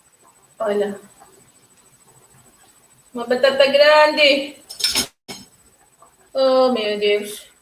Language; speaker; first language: Portuguese; non-native, local second language; Tetum